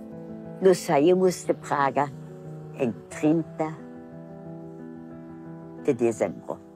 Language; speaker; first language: Portuguese; non-native, fluent; German